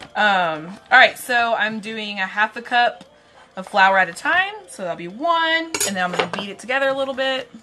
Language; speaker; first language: English; native; English